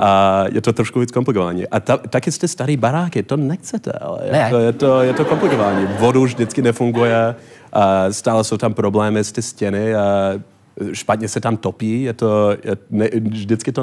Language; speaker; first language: Czech; non-native, learner; English